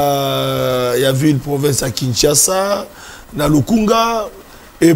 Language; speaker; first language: French; non-native, local second language; Lingala